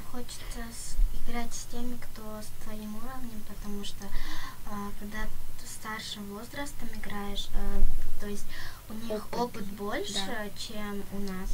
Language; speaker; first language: Russian; non-native, local second language; Kyrgyz